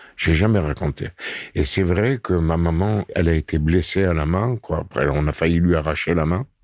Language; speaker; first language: French; native; French